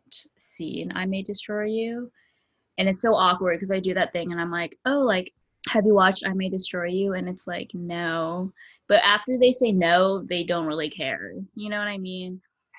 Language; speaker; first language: English; native; English